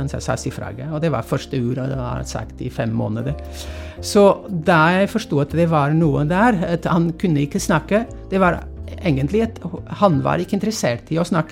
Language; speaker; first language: Norwegian; non-native, fluent; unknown